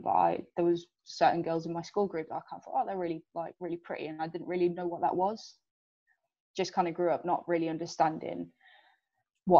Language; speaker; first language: English; native; English